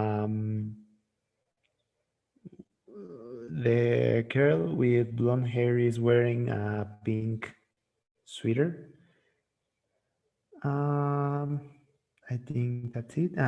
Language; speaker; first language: English; non-native, learner; Spanish